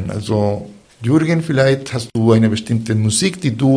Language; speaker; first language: German; non-native, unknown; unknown